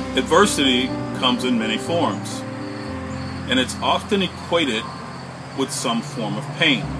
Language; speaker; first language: English; native; English